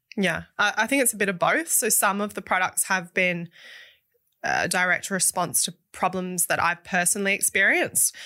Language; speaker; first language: English; native; English